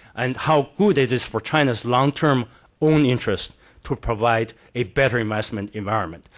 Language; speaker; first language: English; non-native, fluent; Chinese